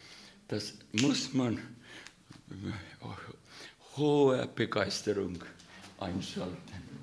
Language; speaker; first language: German; non-native, fluent; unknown